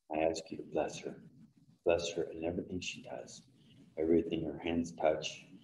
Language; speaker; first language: English; native; English